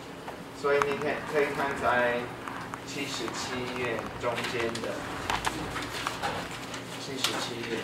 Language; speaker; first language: Chinese; non-native, fluent; English